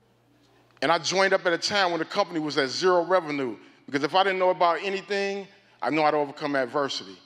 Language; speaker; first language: English; native; English